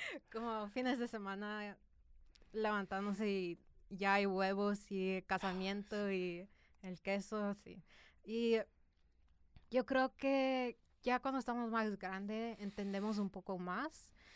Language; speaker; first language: Spanish; early bilingual, other home language; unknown